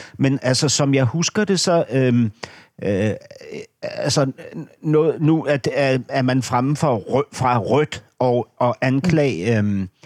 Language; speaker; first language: Danish; native; Danish